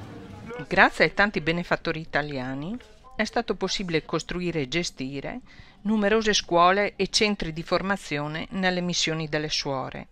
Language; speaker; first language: Italian; native; Italian